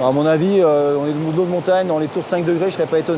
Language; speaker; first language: French; native; French